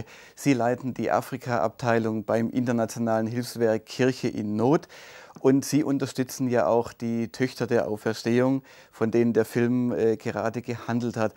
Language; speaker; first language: German; native; German